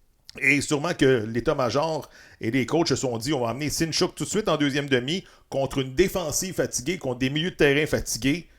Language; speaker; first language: French; native; French